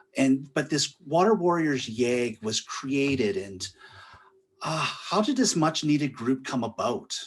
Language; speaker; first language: English; native; English